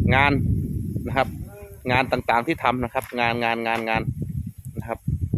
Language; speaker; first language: Thai; non-native, local second language; Northeastern Thai